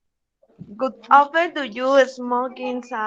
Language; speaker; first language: English; non-native, learner; Spanish